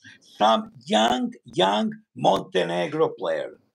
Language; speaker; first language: English; non-native, learner; Bosnian